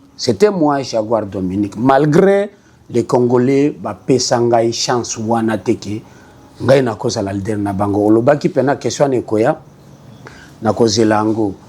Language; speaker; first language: Lingala; non-native, local second language; Swahili